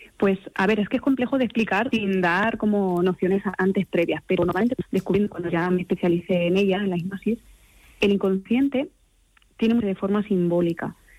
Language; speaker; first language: Spanish; native; Spanish